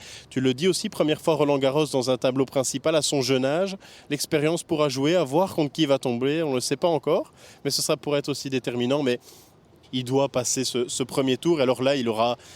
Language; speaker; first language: French; native; French